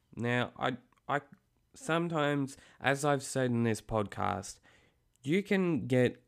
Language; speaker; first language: English; native; English